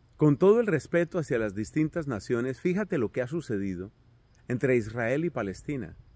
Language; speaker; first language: Spanish; native; Spanish